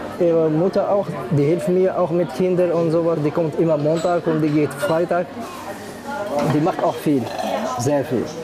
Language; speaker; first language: German; non-native, learner; Arabic